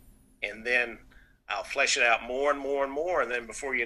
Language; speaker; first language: English; native; English